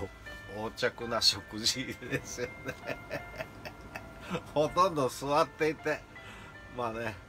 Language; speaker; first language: Japanese; native; Japanese